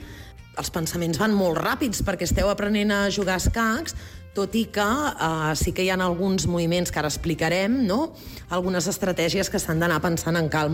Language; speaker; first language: Catalan; native; Catalan